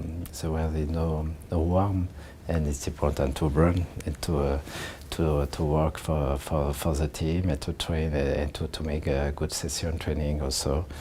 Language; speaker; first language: English; non-native, learner; French